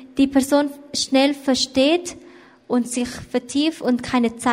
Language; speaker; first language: German; non-native, learner; Thai